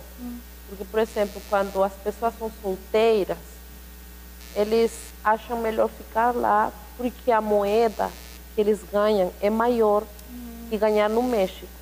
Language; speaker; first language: Portuguese; non-native, fluent; Spanish